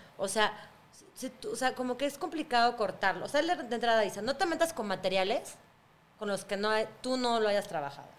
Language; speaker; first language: Spanish; early bilingual, other home language; Russian